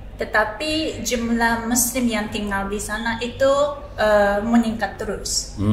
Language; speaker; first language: Indonesian; non-native, fluent; Japanese